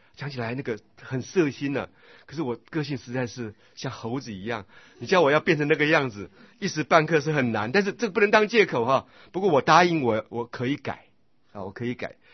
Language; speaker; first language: Chinese; native; Chinese